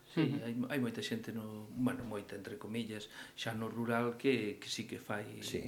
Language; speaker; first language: Galician; native; Galician